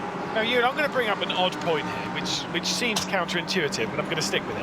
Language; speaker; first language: English; native; English